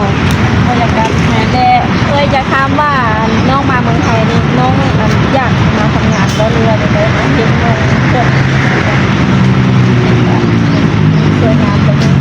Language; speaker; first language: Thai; non-native, local second language; Northeastern Thai